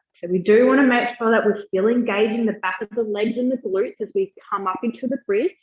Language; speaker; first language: English; native; English